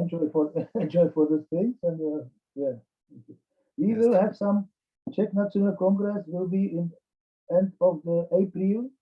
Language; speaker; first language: English; non-native, learner; Czech